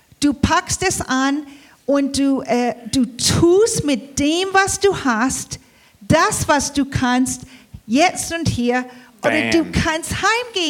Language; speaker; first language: German; early bilingual, heritage; English